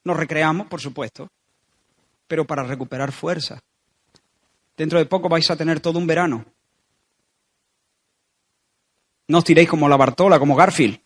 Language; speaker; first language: Spanish; native; Spanish